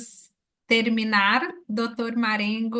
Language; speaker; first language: Spanish; non-native, learner; Portuguese